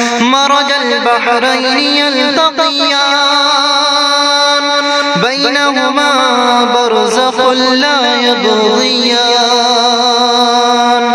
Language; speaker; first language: Arabic; native; Arabic